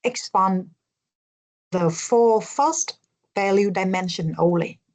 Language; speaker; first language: English; non-native, fluent; Vietnamese